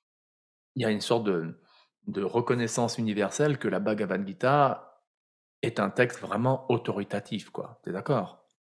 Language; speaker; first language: French; native; French